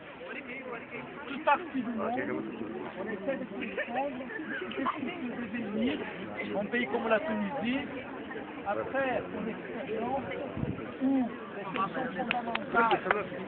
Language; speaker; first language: French; non-native, fluent; Portuguese